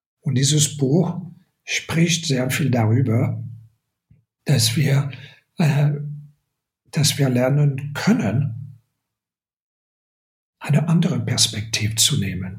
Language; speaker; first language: German; non-native, fluent; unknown